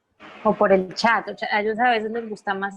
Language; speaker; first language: Spanish; native; Spanish